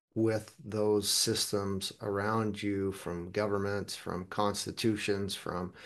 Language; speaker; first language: English; early bilingual, other home language; German